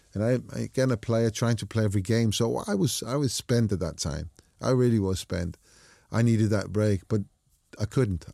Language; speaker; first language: English; non-native, fluent; Danish